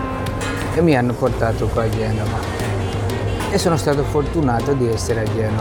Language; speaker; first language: Italian; non-native, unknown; Bangla